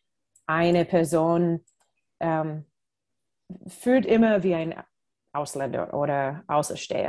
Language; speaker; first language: German; non-native, fluent; English